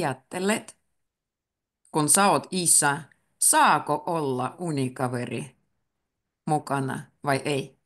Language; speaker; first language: Finnish; native; Finnish